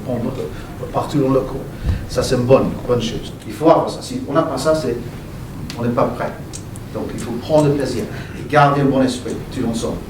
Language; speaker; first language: French; non-native, fluent; English